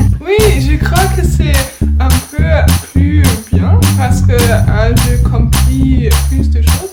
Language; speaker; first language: French; non-native, learner; German